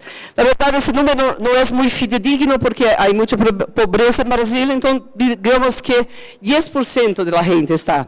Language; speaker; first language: Spanish; non-native, fluent; Portuguese